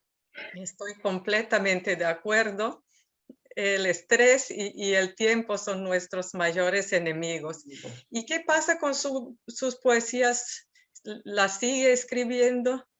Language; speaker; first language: Spanish; non-native, fluent; Serbian